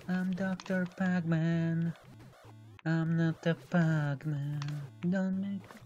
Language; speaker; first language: English; non-native, fluent; Polish